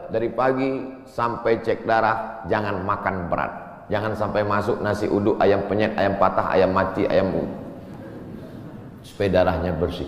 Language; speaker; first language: Malay; native; Malay